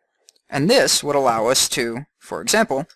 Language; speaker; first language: English; native; English